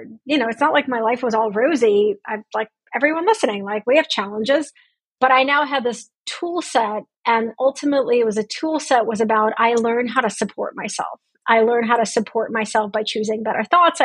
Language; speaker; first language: English; non-native, fluent; Russian